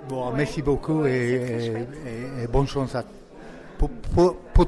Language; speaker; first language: French; non-native, learner; English